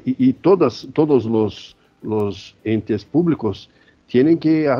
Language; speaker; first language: Portuguese; non-native, fluent; Spanish